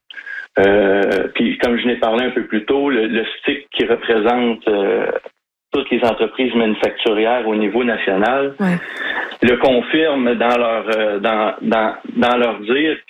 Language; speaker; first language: French; native; French